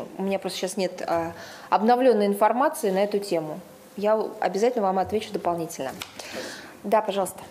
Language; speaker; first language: Russian; native; Russian